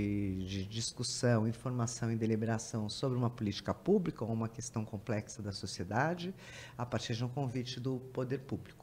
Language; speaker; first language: Portuguese; native; Portuguese